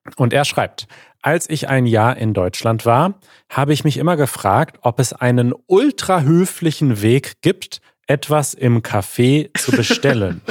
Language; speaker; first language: German; native; German